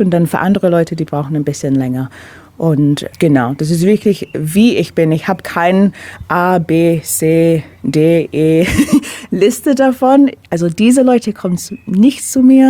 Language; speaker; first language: German; non-native, fluent; English